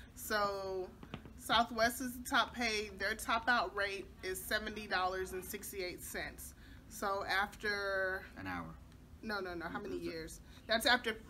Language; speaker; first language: English; native; English